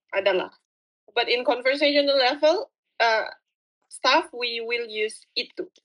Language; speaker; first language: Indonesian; non-native, fluent; English